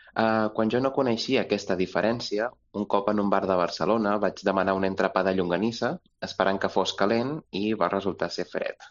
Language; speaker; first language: Catalan; native; Catalan